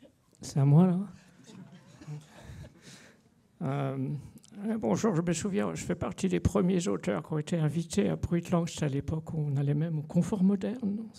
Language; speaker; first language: French; native; French